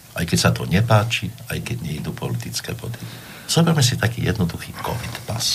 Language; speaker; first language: Slovak; native; Slovak